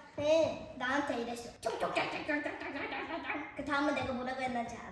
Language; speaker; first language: Korean; early bilingual, heritage; Korean